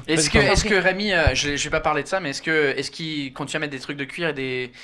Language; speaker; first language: French; non-native, fluent; English